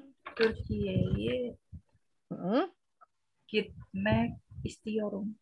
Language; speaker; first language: Turkish; non-native, learner; Indonesian